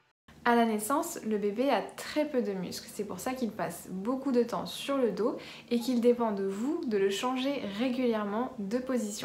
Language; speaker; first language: French; native; French